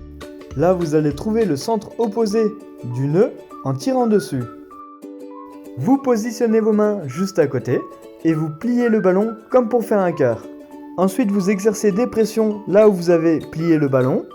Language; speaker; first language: French; native; French